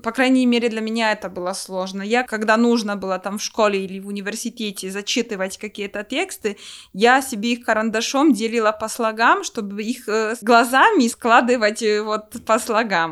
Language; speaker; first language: Russian; non-native, fluent; Polish